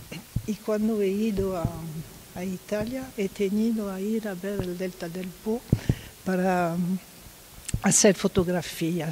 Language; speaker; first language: Spanish; non-native, learner; French